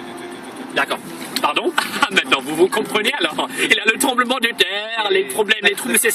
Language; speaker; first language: French; non-native, fluent; Russian